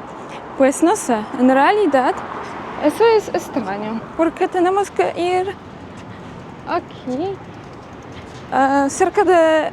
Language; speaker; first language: Spanish; non-native, fluent; Polish